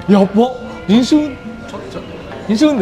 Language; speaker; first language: Japanese; non-native, fluent; Chinese